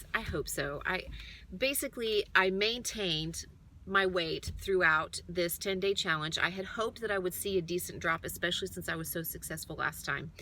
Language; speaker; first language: English; native; English